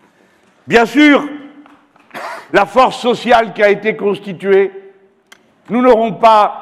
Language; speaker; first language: French; native; French